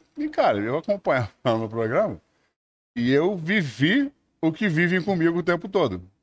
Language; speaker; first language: Portuguese; native; Portuguese